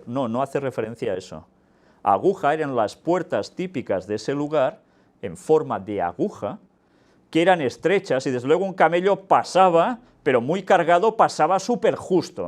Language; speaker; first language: Spanish; native; Spanish